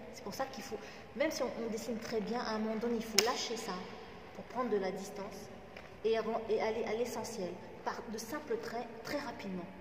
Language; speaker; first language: French; non-native, local second language; Arabic